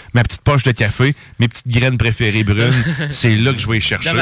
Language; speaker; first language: French; native; French